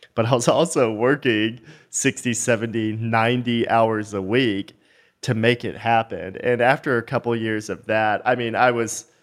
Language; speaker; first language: English; native; English